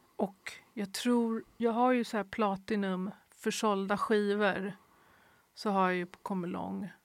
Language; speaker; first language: Swedish; native; Swedish